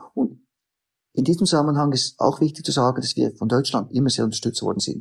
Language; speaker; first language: German; native; German